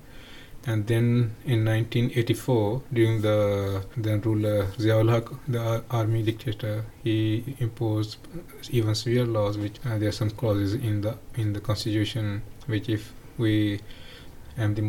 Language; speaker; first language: English; non-native, local second language; Punjabi